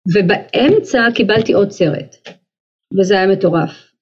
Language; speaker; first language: Hebrew; native; Hebrew